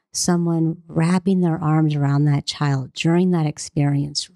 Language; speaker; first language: English; early bilingual, other home language; Hindi